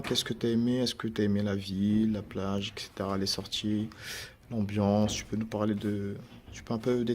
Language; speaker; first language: French; native; French